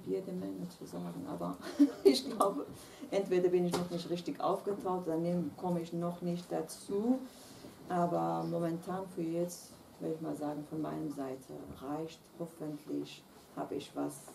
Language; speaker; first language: German; non-native, fluent; Kurdish